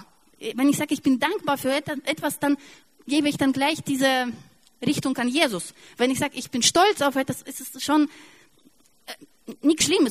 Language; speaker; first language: German; non-native, fluent; Russian